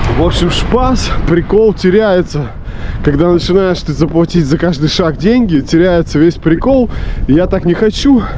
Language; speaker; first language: Russian; native; Russian